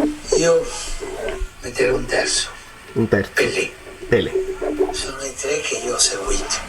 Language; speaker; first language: Italian; non-native, fluent; Spanish